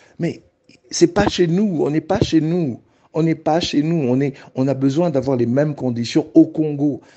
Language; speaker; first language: French; non-native, local second language; Luba-Lulua